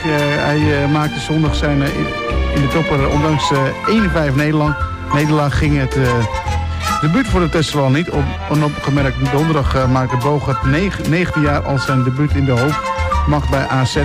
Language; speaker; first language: Dutch; native; Dutch